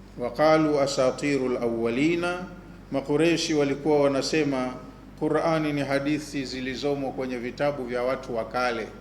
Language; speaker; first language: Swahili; native; Swahili